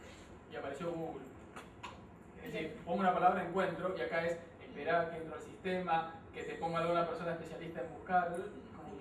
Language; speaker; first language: Spanish; native; Spanish